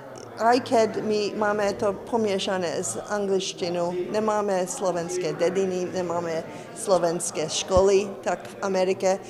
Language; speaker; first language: Slovak; early bilingual, heritage; English